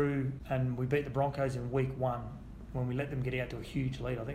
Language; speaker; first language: English; native; English